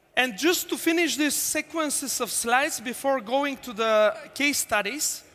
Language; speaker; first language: English; non-native, fluent; Bulgarian